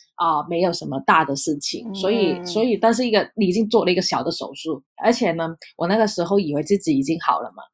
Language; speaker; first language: Chinese; non-native, local second language; Cantonese